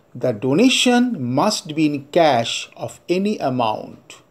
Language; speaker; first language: English; non-native, local second language; Bangla